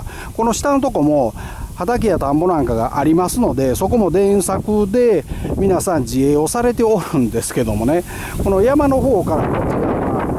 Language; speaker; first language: Japanese; native; Japanese